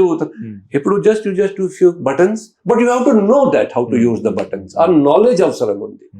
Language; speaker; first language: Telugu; non-native, fluent; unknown